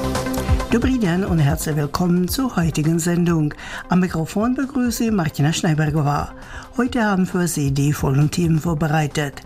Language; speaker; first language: German; non-native, fluent; Czech